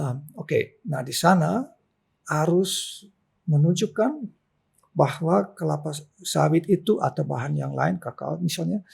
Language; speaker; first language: Indonesian; non-native, local second language; Dutch